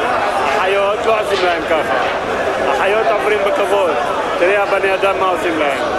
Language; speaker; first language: Hebrew; non-native, learner; Arabic